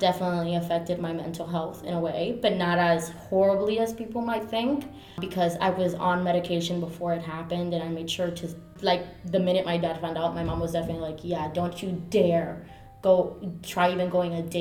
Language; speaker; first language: English; early bilingual, other home language; Spanish